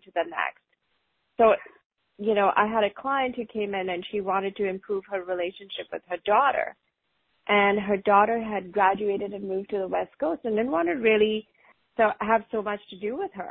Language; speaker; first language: English; non-native, local second language; Hindi